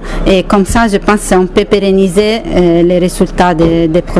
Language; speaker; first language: French; non-native, fluent; Italian